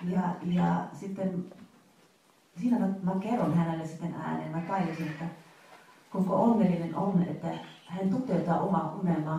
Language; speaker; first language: Finnish; non-native, fluent; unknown